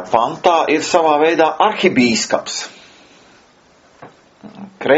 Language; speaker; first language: Latvian; native; Latvian